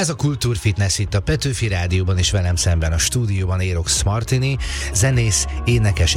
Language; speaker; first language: Hungarian; native; Hungarian